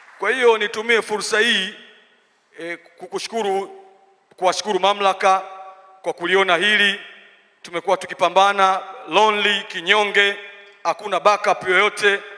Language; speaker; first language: Swahili; native; Swahili